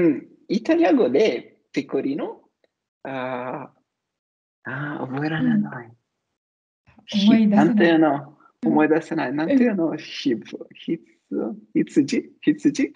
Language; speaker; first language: Japanese; non-native, learner; Italian